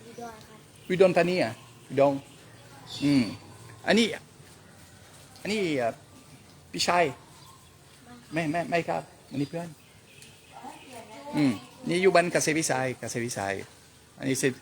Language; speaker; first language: Thai; non-native, learner; French